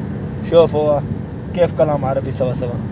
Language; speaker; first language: Arabic; non-native, learner; Punjabi